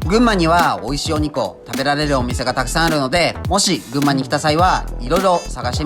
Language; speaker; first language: Japanese; native; Japanese